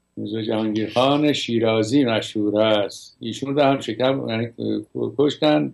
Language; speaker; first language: Persian; native; Persian